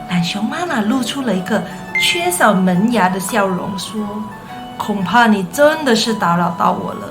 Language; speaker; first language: Chinese; native; Chinese